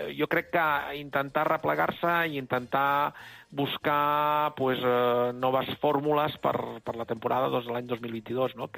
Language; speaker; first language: Catalan; native; Catalan